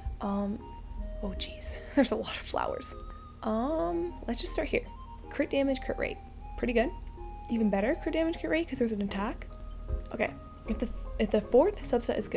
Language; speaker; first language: English; native; English